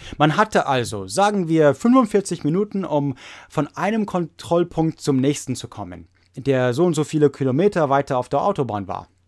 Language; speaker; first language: German; non-native, fluent; English